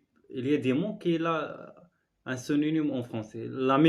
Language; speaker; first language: French; non-native, learner; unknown